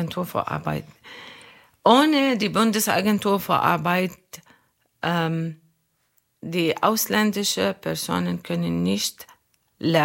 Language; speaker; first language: German; non-native, local second language; Arabic